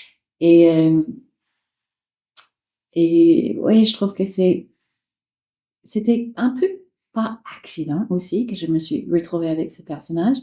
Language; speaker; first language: French; non-native, fluent; English